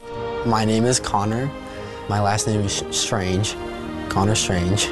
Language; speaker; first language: English; native; English